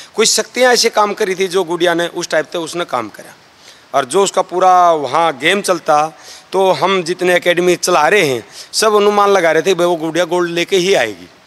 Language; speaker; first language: Hindi; native; Hindi